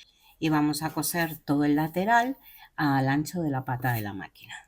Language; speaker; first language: Spanish; native; Spanish